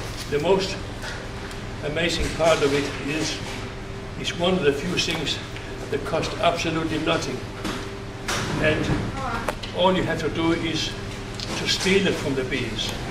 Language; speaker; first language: English; non-native, fluent; Danish